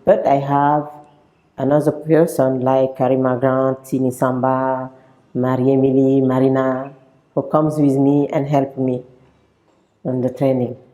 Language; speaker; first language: English; non-native, local second language; French